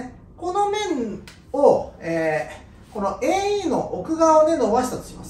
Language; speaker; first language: Japanese; native; Japanese